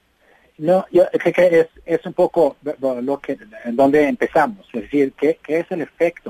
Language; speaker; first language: Spanish; non-native, fluent; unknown